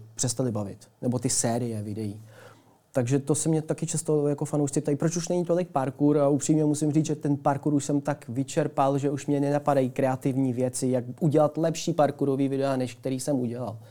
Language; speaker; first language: Czech; early bilingual, other home language; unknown